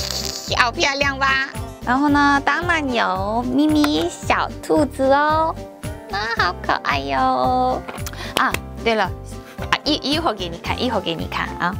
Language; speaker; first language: Chinese; non-native, fluent; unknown